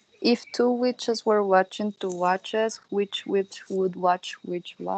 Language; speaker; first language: English; non-native, learner; Spanish